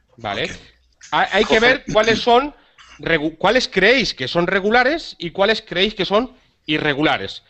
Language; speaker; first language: Spanish; native; Spanish